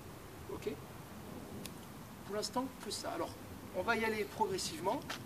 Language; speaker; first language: French; native; French